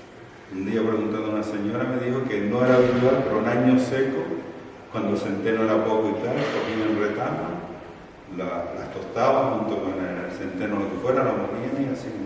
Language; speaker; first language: Spanish; native; Spanish